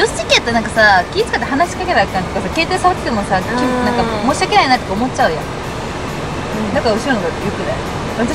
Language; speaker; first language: Japanese; native; Japanese